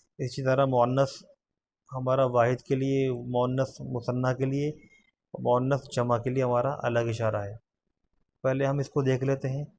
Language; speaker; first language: Urdu; native; Urdu